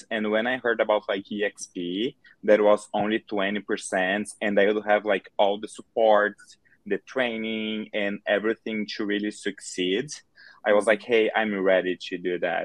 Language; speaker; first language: English; non-native, fluent; Portuguese